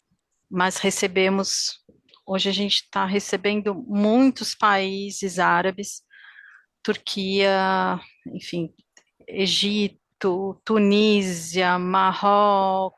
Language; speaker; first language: Portuguese; native; Portuguese